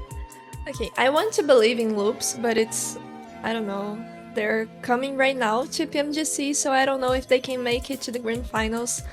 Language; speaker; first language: English; non-native, fluent; Portuguese